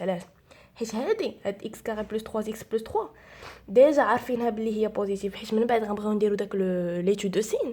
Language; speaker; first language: Arabic; native; Arabic